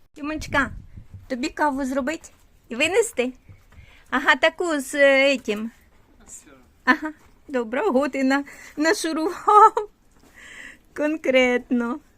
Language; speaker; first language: Ukrainian; native; Ukrainian